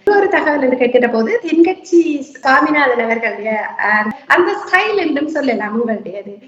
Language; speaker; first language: Tamil; native; Tamil